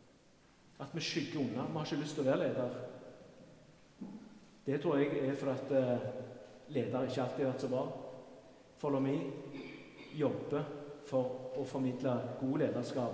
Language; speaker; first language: Norwegian; native; Norwegian